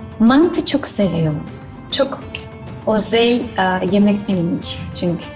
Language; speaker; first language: Turkish; non-native, learner; Georgian